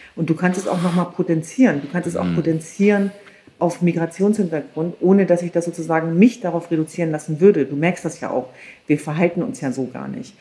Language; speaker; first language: German; early bilingual, other home language; Kurdish